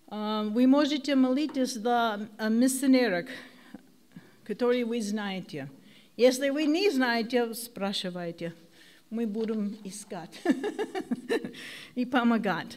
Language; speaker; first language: Russian; non-native, learner; English